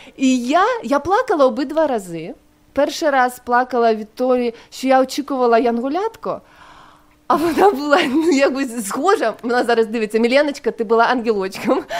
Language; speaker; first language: Ukrainian; non-native, local second language; Russian